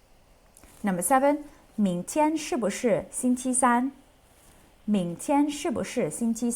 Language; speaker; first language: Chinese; non-native, fluent; English